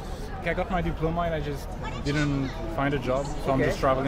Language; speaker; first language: English; non-native, fluent; French